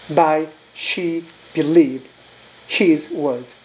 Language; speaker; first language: English; non-native, learner; Korean